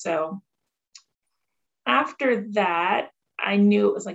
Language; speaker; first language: English; native; English